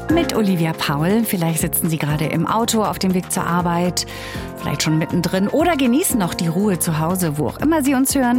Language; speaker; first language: German; native; German